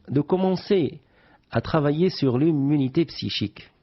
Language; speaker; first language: French; non-native, local second language; Arabic